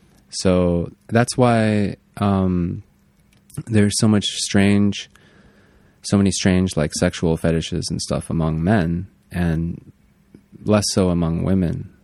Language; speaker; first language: English; native; English